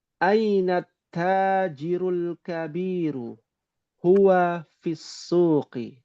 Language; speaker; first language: Arabic; non-native, fluent; Indonesian